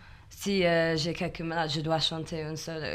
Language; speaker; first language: French; non-native, fluent; English